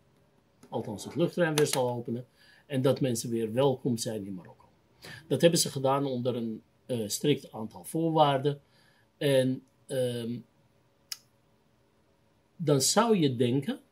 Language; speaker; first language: Dutch; native; Dutch